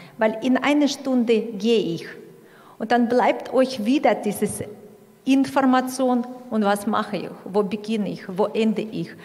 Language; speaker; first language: German; non-native, fluent; Russian